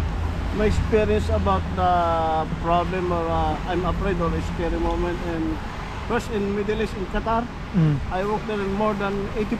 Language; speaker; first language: English; non-native, learner; Filipino